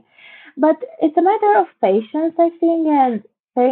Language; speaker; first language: English; non-native, fluent; Romanian